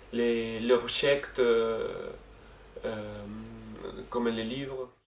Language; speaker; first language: French; non-native, learner; Spanish